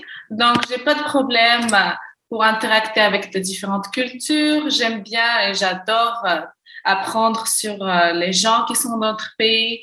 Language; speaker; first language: French; non-native, local second language; Arabic